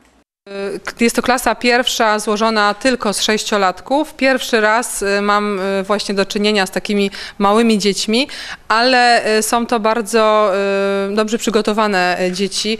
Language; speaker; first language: Polish; native; Polish